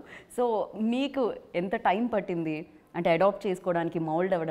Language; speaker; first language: Telugu; native; Telugu